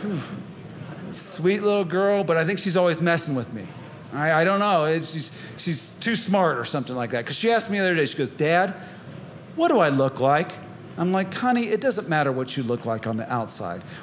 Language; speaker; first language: English; native; English